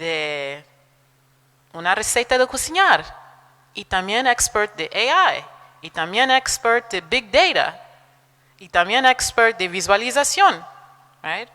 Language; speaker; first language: Spanish; non-native, fluent; Portuguese